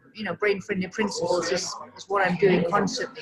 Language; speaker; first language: English; non-native, fluent; Danish